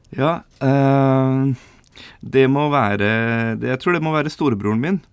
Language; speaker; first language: Norwegian; early bilingual, other home language; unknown